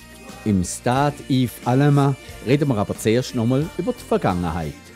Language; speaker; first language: German; native; German